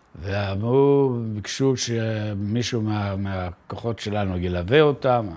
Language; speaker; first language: Hebrew; native; Hebrew